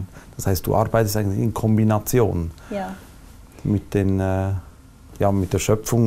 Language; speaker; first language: German; native; German